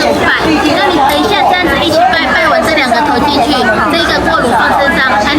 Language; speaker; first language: Chinese; native; Chinese